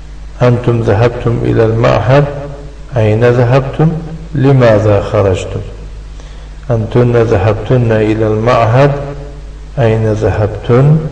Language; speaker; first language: Arabic; non-native, fluent; Tajik